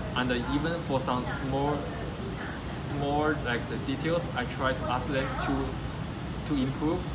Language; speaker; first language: English; non-native, learner; Chinese